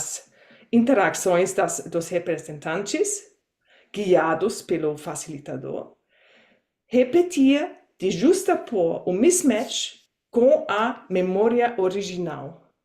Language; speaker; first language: Portuguese; non-native, fluent; German